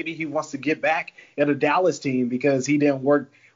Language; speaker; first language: English; native; English